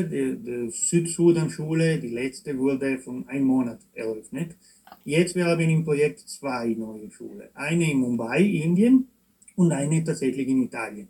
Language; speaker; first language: German; non-native, fluent; Italian